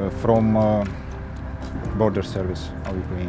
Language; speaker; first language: English; non-native, learner; Ukrainian